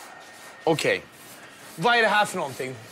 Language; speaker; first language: Swedish; native; Swedish